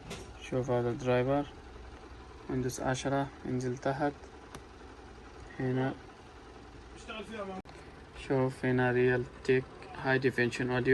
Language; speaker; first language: Arabic; non-native, learner; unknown